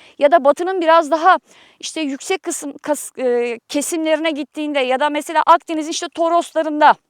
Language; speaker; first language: Turkish; native; Turkish